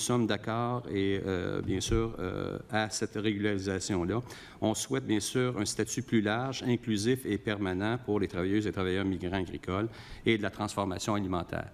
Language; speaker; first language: French; native; French